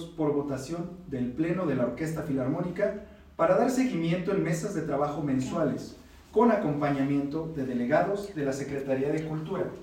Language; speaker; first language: Spanish; native; Spanish